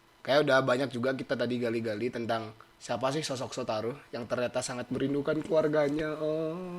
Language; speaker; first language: Indonesian; native; Indonesian